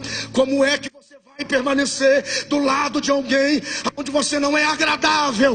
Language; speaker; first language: Portuguese; native; Portuguese